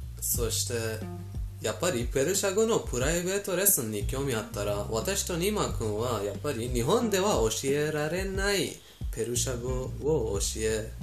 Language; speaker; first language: Japanese; non-native, fluent; Persian